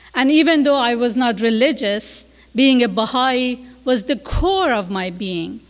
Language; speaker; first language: English; non-native, fluent; Persian